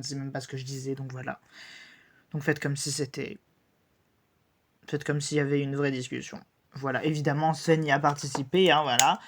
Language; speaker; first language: French; native; French